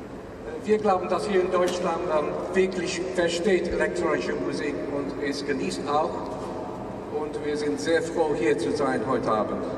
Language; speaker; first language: German; non-native, learner; English